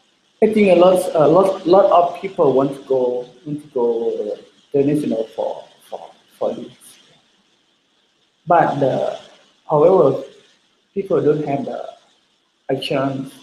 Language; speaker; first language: English; non-native, learner; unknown